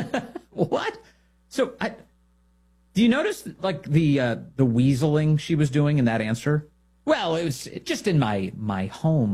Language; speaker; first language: English; native; English